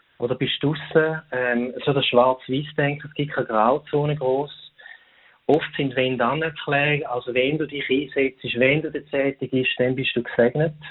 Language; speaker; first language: German; native; German